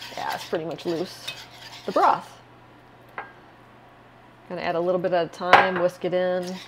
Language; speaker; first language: English; native; English